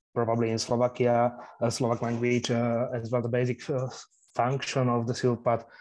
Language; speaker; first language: English; non-native, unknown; Slovak